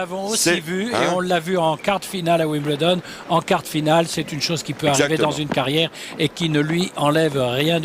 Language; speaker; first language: French; native; French